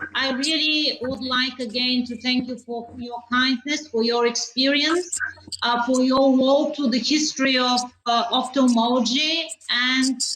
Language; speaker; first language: English; non-native, fluent; Bulgarian